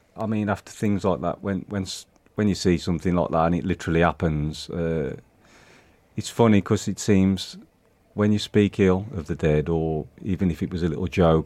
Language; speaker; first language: English; native; English